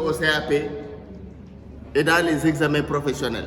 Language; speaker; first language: French; non-native, local second language; Wolof